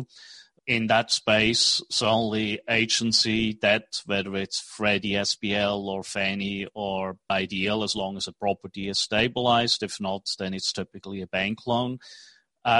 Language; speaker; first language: English; non-native, fluent; Swiss German